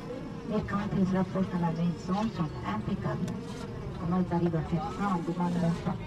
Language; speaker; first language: French; non-native, fluent; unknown